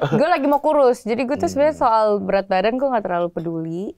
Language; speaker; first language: Indonesian; native; Indonesian